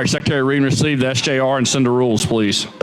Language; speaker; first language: English; native; English